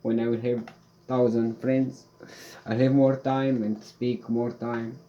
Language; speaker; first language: English; non-native, learner; Romanian